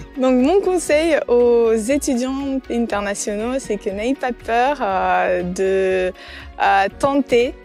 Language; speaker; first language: French; non-native, fluent; Ukrainian